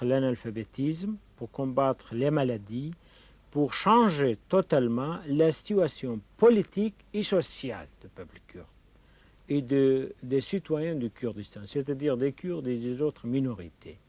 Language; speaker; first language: French; non-native, fluent; Kurdish